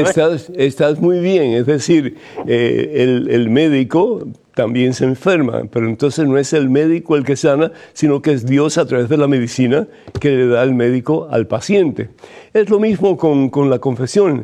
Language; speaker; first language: Spanish; native; Spanish